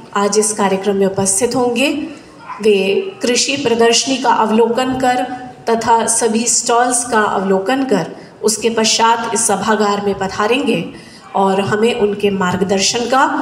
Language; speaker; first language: Hindi; non-native, local second language; Marathi